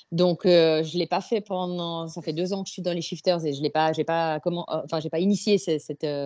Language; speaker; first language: French; native; French